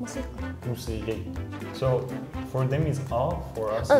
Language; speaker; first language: English; non-native, fluent; Persian